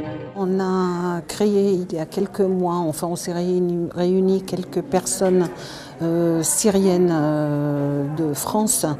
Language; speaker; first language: French; non-native, fluent; Arabic